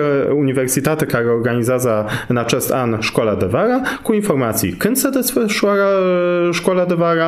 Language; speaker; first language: Romanian; non-native, fluent; Polish